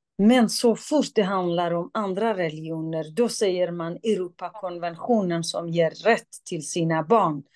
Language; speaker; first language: Swedish; non-native, fluent; Kurdish